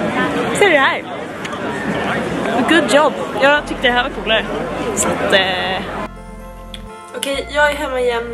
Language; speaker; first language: Swedish; native; Swedish